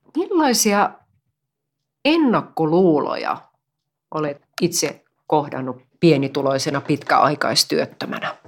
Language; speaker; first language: Finnish; native; Finnish